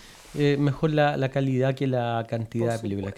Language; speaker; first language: Spanish; native; Spanish